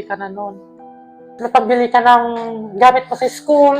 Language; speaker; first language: Filipino; non-native, local second language; Iloko